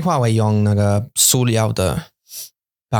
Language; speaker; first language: Chinese; non-native, learner; English